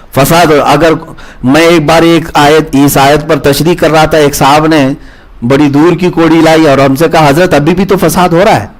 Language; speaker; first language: Urdu; native; Urdu